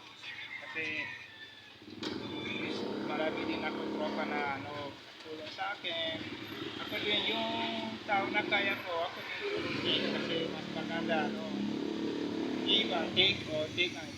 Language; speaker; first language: Filipino; non-native, learner; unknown